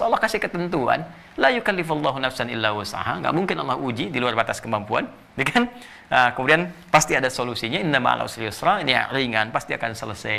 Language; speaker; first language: Indonesian; native; Indonesian